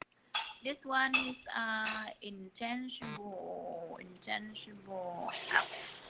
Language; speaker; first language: English; non-native, learner; Vietnamese